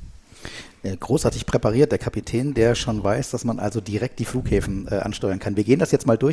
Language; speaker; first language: German; native; German